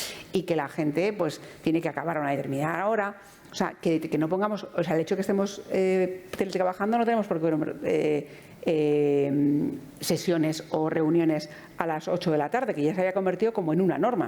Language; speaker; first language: Spanish; native; Spanish